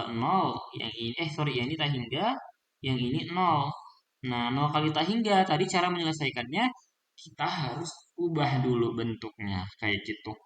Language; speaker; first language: Indonesian; native; Indonesian